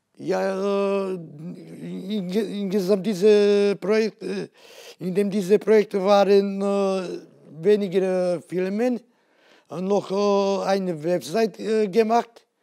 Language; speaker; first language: German; non-native, learner; Hungarian